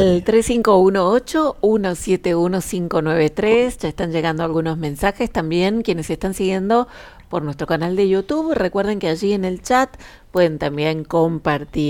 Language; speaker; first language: Spanish; native; Spanish